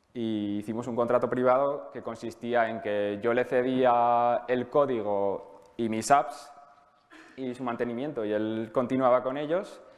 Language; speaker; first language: Spanish; native; Spanish